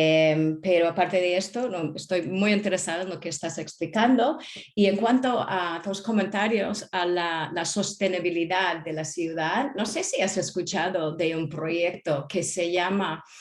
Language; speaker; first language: Spanish; non-native, fluent; English